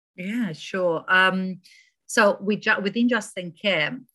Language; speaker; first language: English; non-native, fluent; Romanian